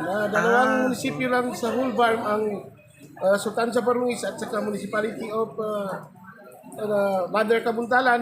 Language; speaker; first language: Filipino; non-native, local second language; Maguindanaon